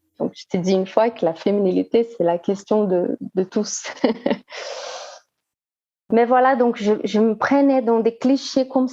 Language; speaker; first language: French; non-native, fluent; Portuguese